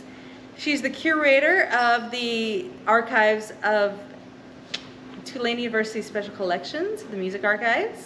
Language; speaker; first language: English; native; English